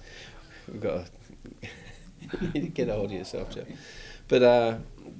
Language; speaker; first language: English; native; English